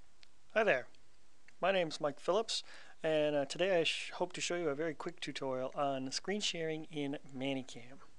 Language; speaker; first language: English; native; English